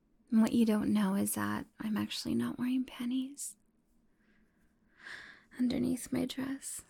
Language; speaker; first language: English; early bilingual, other home language; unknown